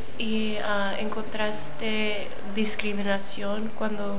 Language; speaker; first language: Spanish; early bilingual, other home language; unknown